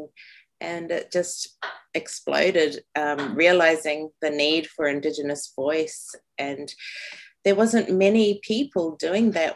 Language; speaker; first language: English; native; English